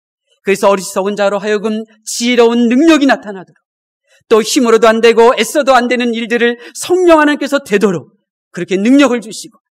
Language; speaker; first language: Korean; native; Korean